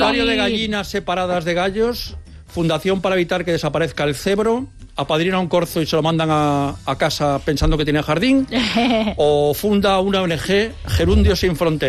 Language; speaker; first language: Spanish; native; Spanish